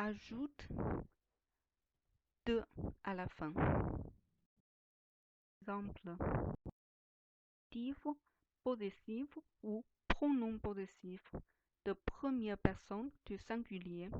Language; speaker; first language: French; non-native, fluent; Chinese